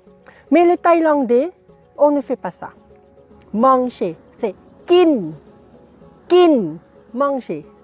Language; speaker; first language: French; non-native, fluent; Thai